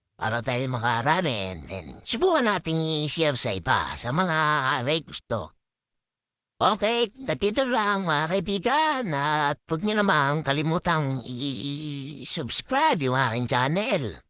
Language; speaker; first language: Filipino; non-native, local second language; Bikol